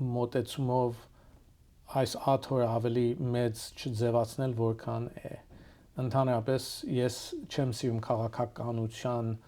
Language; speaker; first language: Armenian; early bilingual, heritage; Armenian